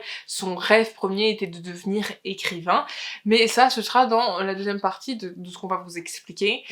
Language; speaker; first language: French; native; French